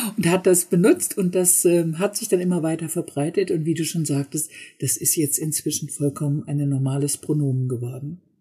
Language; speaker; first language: German; native; German